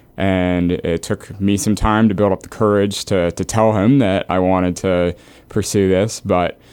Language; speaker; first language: English; native; English